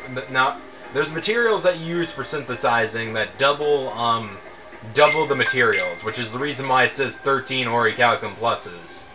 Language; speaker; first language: English; native; English